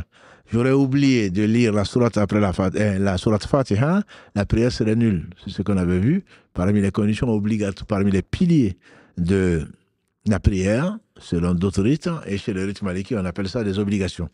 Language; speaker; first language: French; native; French